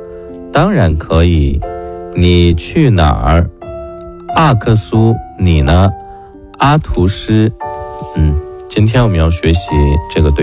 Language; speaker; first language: Chinese; non-native, local second language; Uyghur